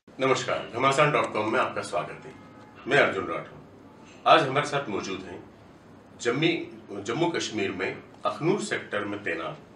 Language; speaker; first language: Hindi; native; Hindi